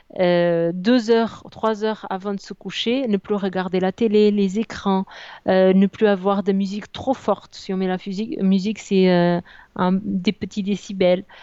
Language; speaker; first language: French; non-native, fluent; Portuguese